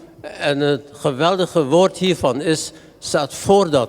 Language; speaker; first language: Dutch; non-native, fluent; Indonesian